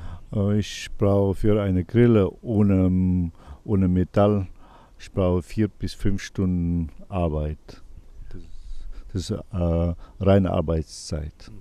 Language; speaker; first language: German; non-native, learner; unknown